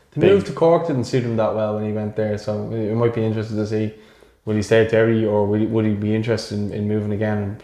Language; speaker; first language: English; native; English